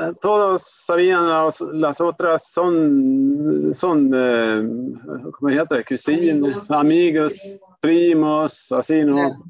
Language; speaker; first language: Spanish; non-native, fluent; Swedish